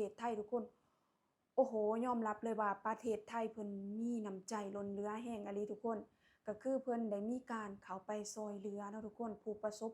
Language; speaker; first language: Thai; non-native, local second language; Lao